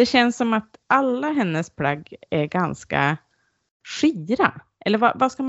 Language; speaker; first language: Swedish; native; Swedish